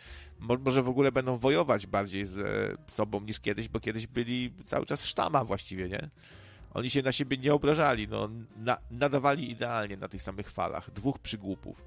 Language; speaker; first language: Polish; native; Polish